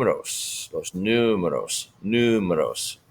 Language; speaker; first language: Spanish; non-native, fluent; English